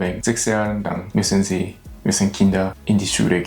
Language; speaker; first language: German; non-native, learner; Japanese